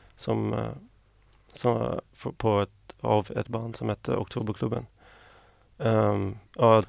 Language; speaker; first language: Swedish; non-native, fluent; English